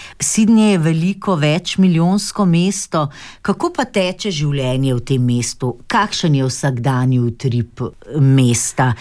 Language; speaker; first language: Slovenian; native; Slovenian